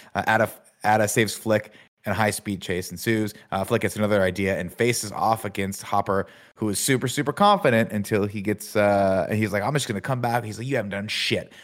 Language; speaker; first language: English; native; English